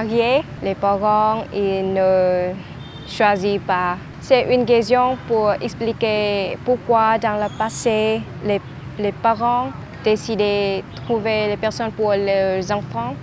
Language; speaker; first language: French; non-native, learner; Vietnamese